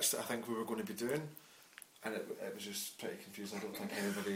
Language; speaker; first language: English; native; English